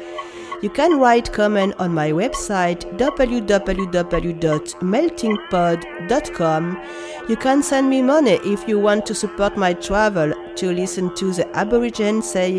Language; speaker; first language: English; non-native, learner; French